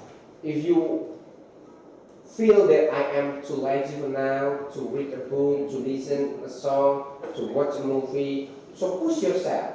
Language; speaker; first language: English; non-native, fluent; Indonesian